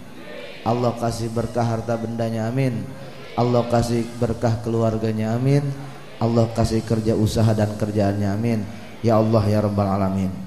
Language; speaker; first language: Indonesian; native; Indonesian